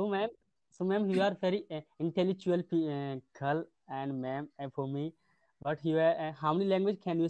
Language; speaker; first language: English; non-native, learner; Hindi